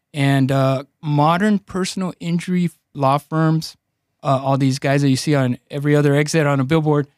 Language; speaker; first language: English; early bilingual, other home language; Spanish